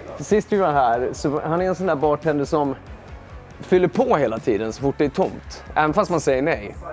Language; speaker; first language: Swedish; native; Swedish